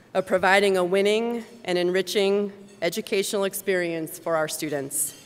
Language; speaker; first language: English; native; English